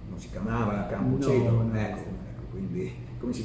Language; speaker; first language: Italian; native; Italian